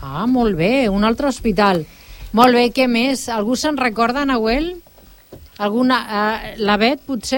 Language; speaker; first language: Catalan; native; Catalan